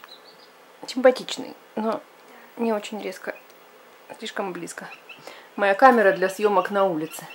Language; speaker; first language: Russian; native; Russian